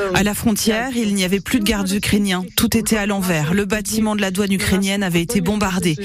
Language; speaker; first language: French; non-native, fluent; Ukrainian